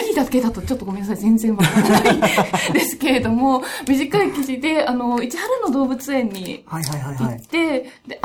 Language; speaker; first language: Japanese; native; Japanese